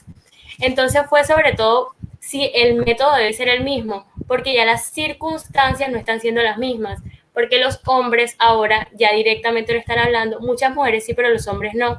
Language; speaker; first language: Spanish; native; Spanish